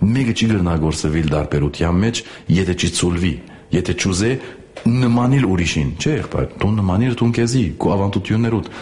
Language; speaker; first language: Armenian; native; Armenian